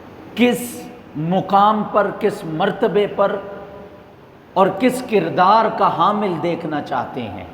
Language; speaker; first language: Urdu; native; Urdu